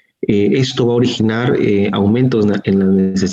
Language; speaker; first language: Spanish; native; Spanish